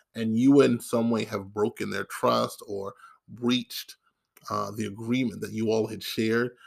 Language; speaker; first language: English; native; English